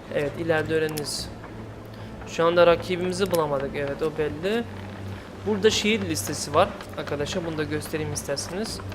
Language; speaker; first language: Turkish; native; Turkish